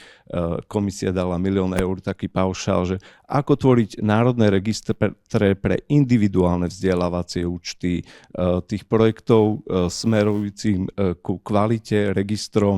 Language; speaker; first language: Slovak; native; Slovak